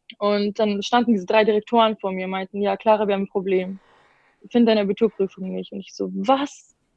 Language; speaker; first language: German; native; German